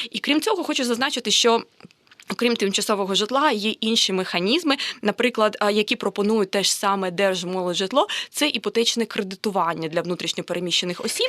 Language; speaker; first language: Ukrainian; native; Ukrainian